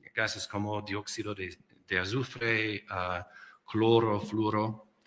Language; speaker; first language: Spanish; non-native, learner; English